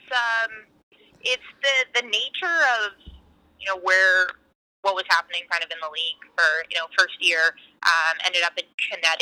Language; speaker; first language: English; native; English